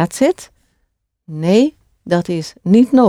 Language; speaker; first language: Dutch; non-native, fluent; English